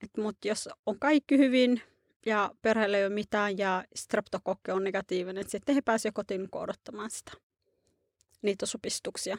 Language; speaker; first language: Finnish; early bilingual, other home language; Somali